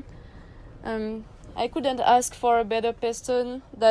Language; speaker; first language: English; non-native, learner; French